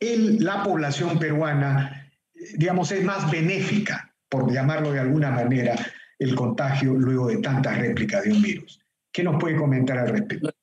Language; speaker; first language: Spanish; native; Spanish